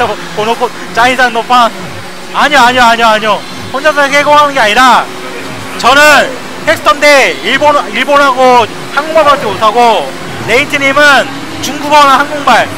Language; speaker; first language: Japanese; non-native, learner; Korean